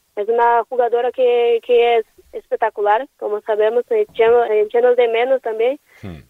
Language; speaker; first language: Spanish; non-native, learner; Portuguese